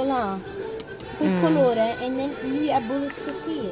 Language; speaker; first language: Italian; early bilingual, heritage; English